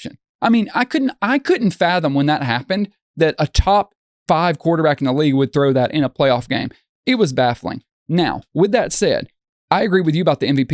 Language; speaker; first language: English; native; English